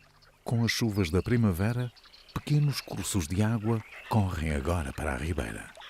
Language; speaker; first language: Portuguese; native; Portuguese